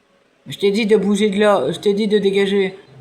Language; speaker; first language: French; native; French